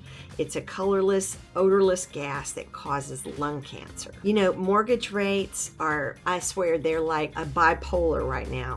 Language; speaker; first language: English; native; English